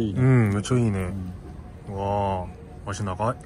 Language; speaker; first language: Japanese; non-native, fluent; Korean